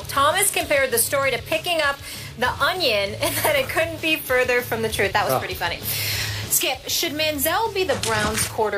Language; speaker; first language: English; native; English